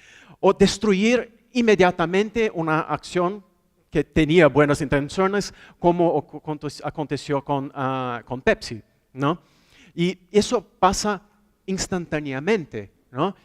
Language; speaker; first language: Spanish; non-native, fluent; Portuguese